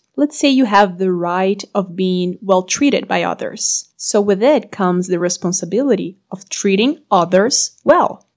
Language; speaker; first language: English; non-native, fluent; Portuguese